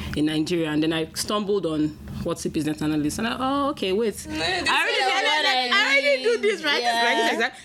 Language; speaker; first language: English; non-native, local second language; Yoruba